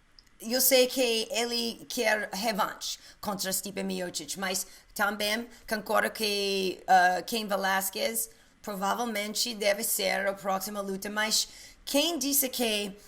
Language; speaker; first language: Portuguese; non-native, learner; English